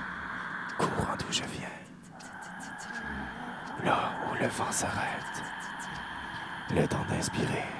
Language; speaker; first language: French; native; French